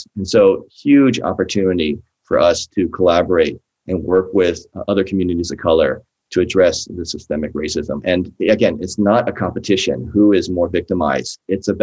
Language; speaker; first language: English; native; English